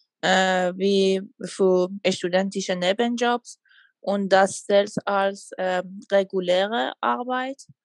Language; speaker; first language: German; non-native, fluent; Persian